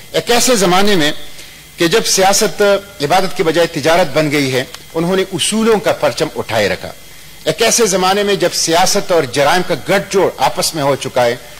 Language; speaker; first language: Urdu; non-native, local second language; Pashto